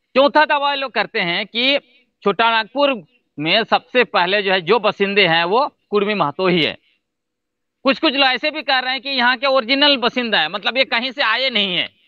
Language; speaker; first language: Hindi; non-native, local second language; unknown